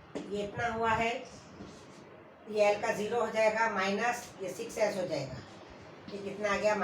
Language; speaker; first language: Hindi; native; Hindi